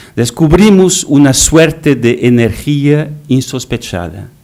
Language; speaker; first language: Spanish; non-native, fluent; French